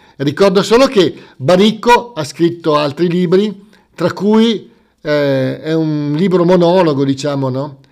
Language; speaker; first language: Italian; native; Italian